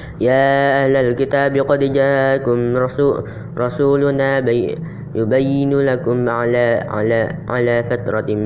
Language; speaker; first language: Arabic; non-native, learner; Indonesian